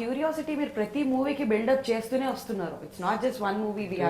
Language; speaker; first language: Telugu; native; Telugu